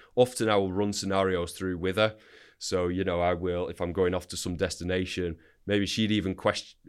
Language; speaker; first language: English; native; English